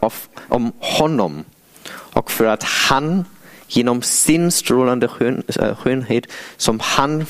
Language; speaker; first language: Swedish; non-native, fluent; English